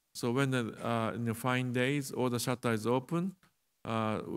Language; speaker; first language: English; non-native, learner; Japanese